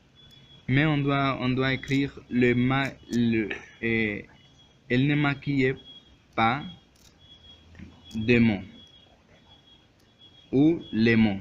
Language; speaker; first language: French; non-native, learner; Spanish